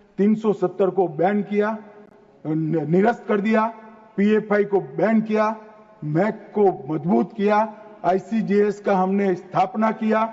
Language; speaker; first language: Hindi; native; Hindi